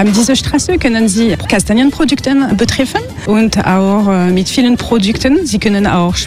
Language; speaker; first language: German; non-native, learner; French